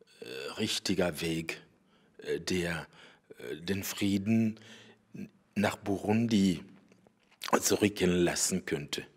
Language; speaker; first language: German; non-native, fluent; Rundi